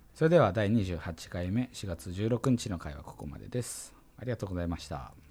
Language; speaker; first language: Japanese; native; Japanese